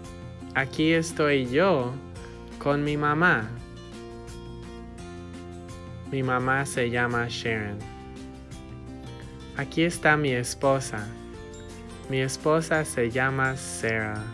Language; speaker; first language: Spanish; non-native, fluent; English